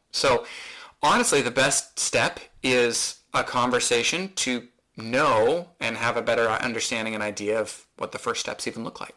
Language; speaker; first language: English; native; English